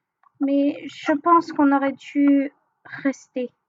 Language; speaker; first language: French; native; French